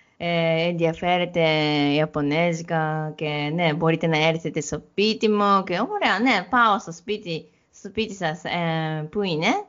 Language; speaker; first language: Greek; non-native, learner; Japanese